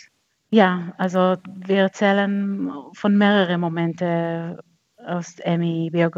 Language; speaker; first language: German; non-native, fluent; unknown